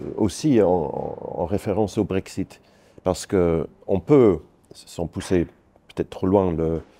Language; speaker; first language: French; non-native, fluent; English